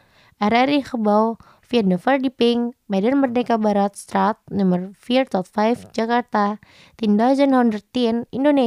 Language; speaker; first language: Dutch; non-native, fluent; Indonesian